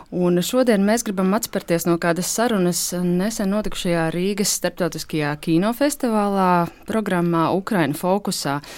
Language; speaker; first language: Latvian; native; Latvian